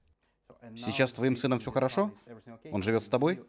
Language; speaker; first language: Russian; native; Russian